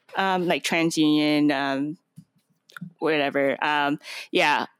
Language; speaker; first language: English; native; English